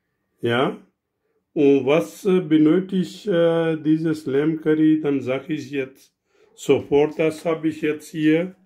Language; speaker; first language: German; non-native, learner; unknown